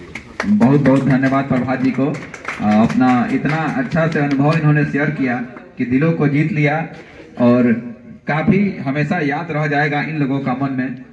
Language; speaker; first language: Hindi; native; Hindi